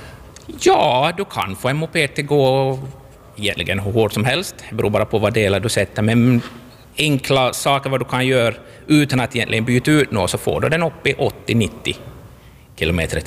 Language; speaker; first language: Swedish; native; Swedish